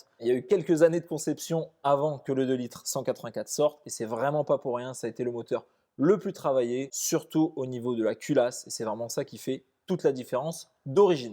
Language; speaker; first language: French; native; French